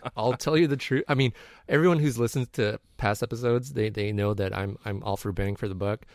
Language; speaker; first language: English; native; English